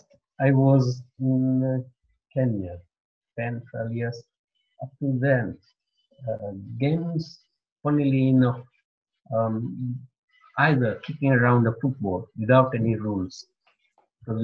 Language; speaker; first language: English; non-native, local second language; Gujarati